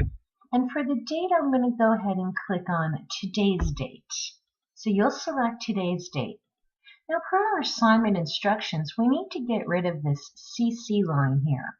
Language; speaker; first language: English; native; English